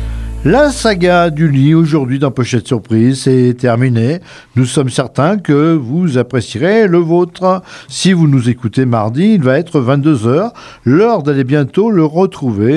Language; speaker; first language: French; native; French